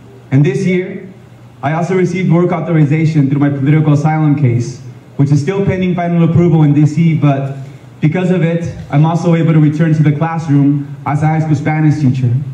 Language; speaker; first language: English; early bilingual, other home language; Spanish